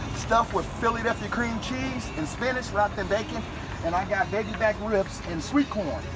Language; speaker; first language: English; native; English